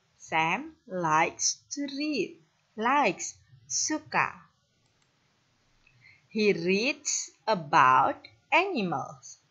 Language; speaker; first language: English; non-native, fluent; Indonesian